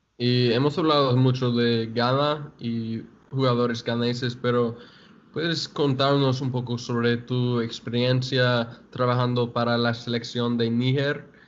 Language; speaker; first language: Spanish; non-native, fluent; English